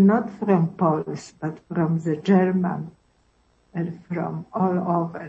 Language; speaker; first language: English; non-native, learner; Polish